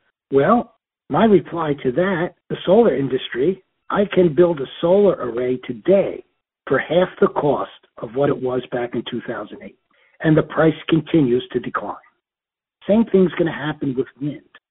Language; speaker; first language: English; native; English